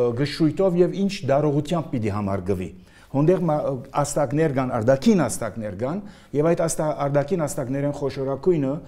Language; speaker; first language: Armenian; early bilingual, heritage; Armenian